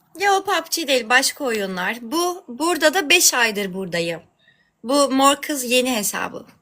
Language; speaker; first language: Turkish; native; Turkish